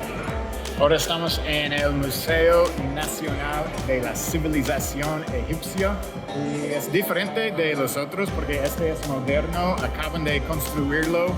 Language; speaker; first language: Spanish; non-native, fluent; English